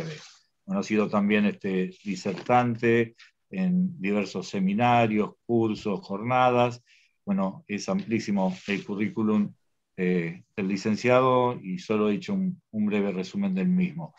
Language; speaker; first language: Spanish; native; Spanish